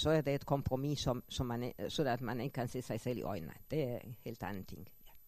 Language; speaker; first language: Danish; non-native, fluent; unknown